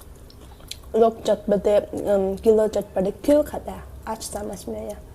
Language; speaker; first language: Hindi; non-native, local second language; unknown